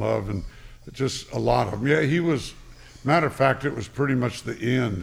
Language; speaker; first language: English; native; English